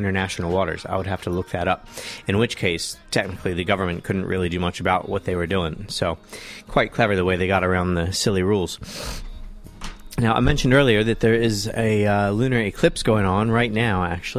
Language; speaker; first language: English; native; English